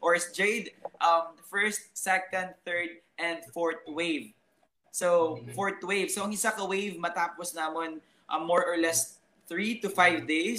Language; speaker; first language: English; non-native, local second language; Hiligaynon